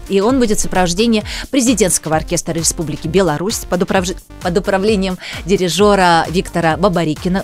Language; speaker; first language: Russian; early bilingual, other home language; Kurdish